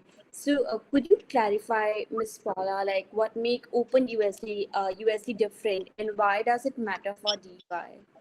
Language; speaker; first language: English; non-native, fluent; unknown